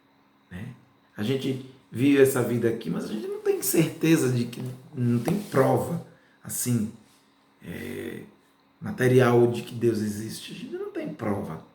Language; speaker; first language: Portuguese; native; Portuguese